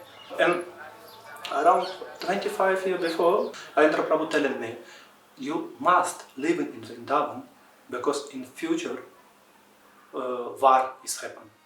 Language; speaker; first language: English; non-native, learner; Russian